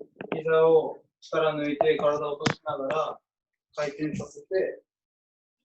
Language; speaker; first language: Japanese; native; Japanese